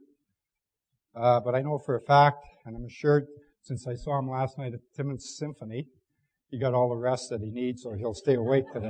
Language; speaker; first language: English; native; English